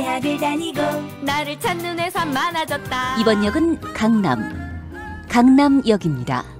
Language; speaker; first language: Korean; native; Korean